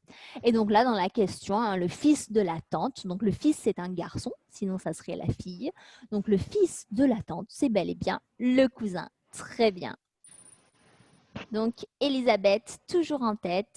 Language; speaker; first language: French; native; French